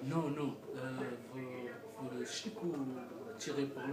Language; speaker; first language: French; non-native, learner; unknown